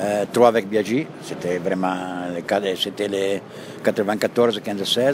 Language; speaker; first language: French; non-native, fluent; Italian